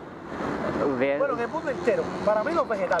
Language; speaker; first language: Spanish; native; Spanish